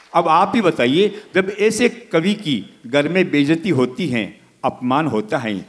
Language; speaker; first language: Hindi; native; Hindi